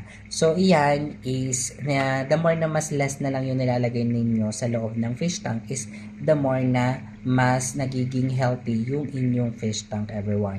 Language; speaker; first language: Filipino; native; Filipino